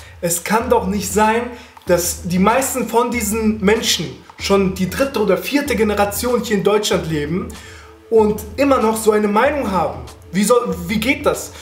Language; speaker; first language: German; early bilingual, other home language; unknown